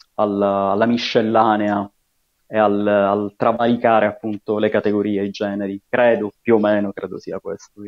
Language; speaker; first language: Italian; native; Italian